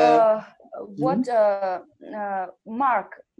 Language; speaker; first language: English; non-native, learner; Russian